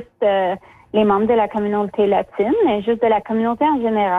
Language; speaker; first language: French; early bilingual, other home language; Spanish